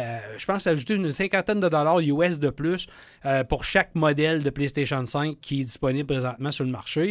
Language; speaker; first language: French; native; French